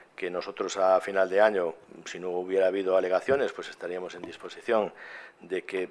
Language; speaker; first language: Spanish; native; Spanish